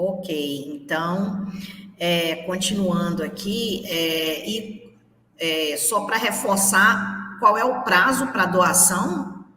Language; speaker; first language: Portuguese; native; Portuguese